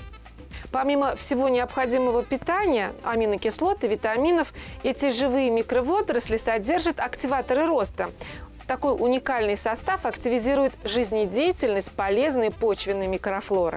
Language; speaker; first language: Russian; native; Russian